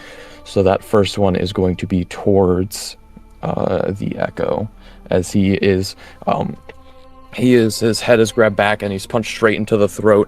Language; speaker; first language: English; native; English